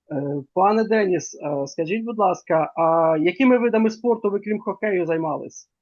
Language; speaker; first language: Ukrainian; native; Ukrainian